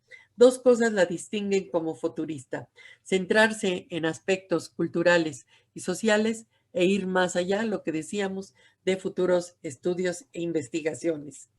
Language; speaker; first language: Spanish; native; Spanish